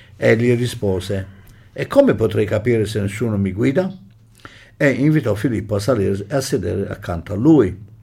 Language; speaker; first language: Italian; native; Italian